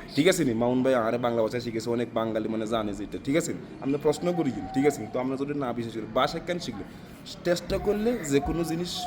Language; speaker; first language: Bangla; non-native, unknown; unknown